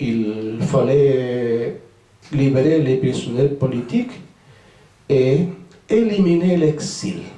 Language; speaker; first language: French; non-native, fluent; Spanish